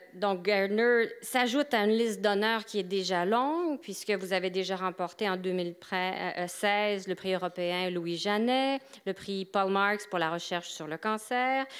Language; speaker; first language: French; native; French